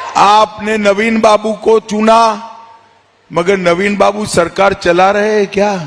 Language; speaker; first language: Hindi; non-native, local second language; Gujarati